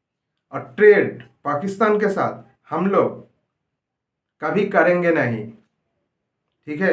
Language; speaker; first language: Hindi; non-native, local second language; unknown